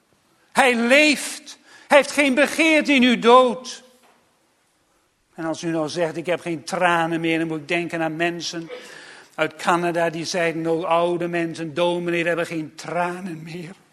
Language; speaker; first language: Dutch; native; Dutch